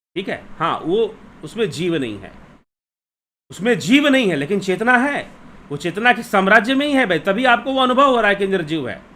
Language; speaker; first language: Hindi; native; Hindi